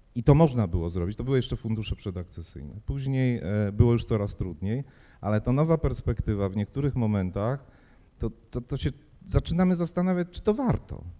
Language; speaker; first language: Polish; native; Polish